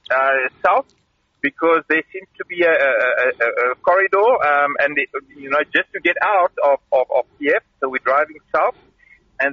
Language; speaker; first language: English; non-native, local second language; Afrikaans